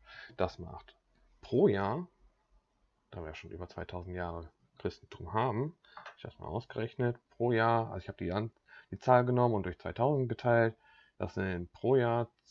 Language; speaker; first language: German; native; German